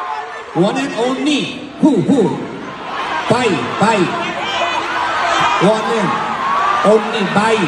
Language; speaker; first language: English; non-native, learner; Korean